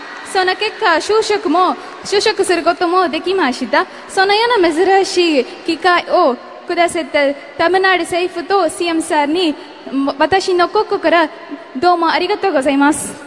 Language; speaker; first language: Japanese; non-native, learner; Tamil